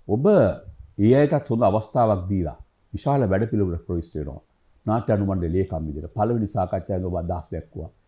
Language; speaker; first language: Sinhala; native; Sinhala